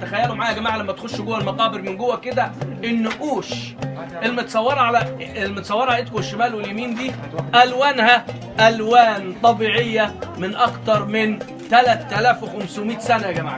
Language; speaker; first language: Arabic; native; Arabic